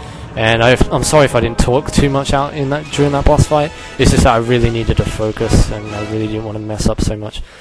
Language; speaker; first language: English; native; English